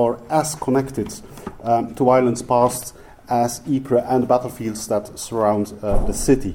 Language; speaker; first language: English; non-native, fluent; Dutch